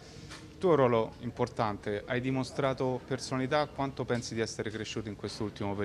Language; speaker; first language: Italian; native; Italian